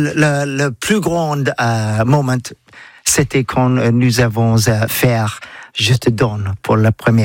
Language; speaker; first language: French; non-native, learner; English